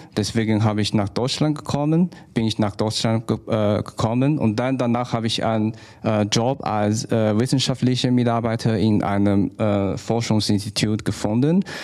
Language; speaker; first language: German; non-native, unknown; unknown